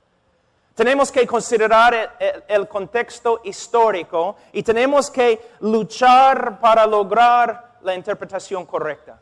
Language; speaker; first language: Spanish; non-native, fluent; English